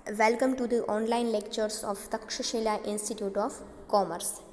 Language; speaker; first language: English; non-native, local second language; Gujarati